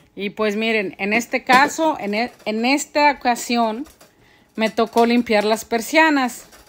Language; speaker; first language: Spanish; native; Spanish